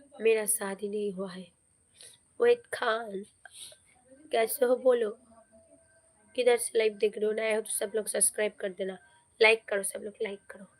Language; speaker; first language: Hindi; non-native, local second language; Bangla